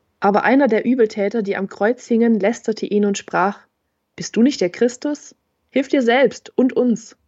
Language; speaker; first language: German; native; German